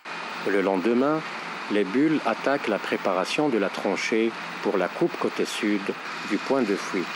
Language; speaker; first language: French; non-native, local second language; Arabic